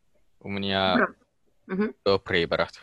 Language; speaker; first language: Russian; non-native, learner; Finnish